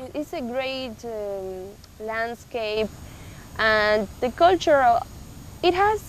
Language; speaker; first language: English; non-native, fluent; Spanish